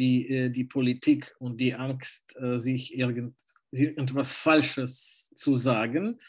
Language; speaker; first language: German; non-native, fluent; Russian